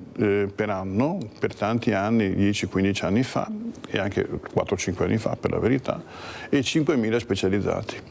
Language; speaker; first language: Italian; native; Italian